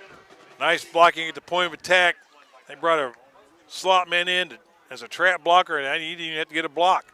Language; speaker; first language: English; native; English